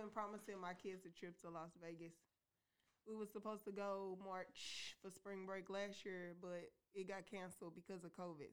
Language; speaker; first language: English; native; English